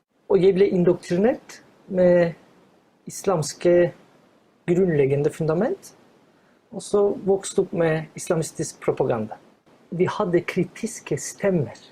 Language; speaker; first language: Norwegian; non-native, fluent; Turkish